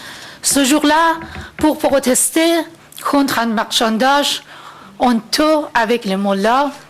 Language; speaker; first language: French; non-native, fluent; Persian